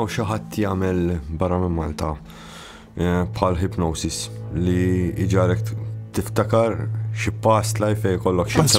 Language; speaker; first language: Maltese; native; Maltese